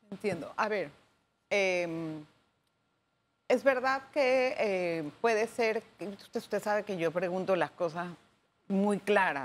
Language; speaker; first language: Spanish; native; Spanish